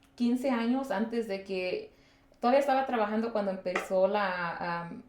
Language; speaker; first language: Spanish; early bilingual, heritage; Spanish